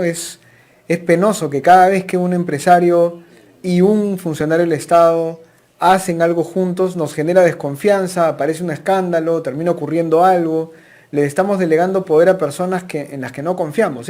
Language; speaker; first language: Spanish; native; Spanish